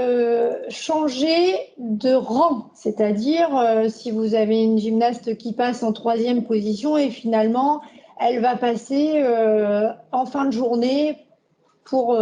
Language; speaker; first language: French; native; French